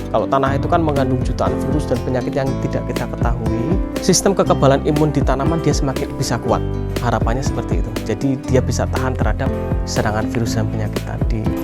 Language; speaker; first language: Indonesian; non-native, local second language; Javanese